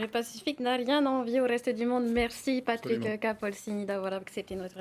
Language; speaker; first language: French; native; French